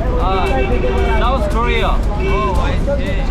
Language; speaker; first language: English; non-native, learner; Korean